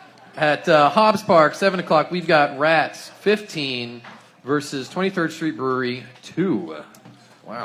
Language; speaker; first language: English; native; English